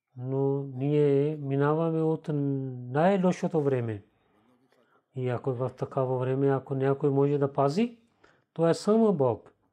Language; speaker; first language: Bulgarian; non-native, learner; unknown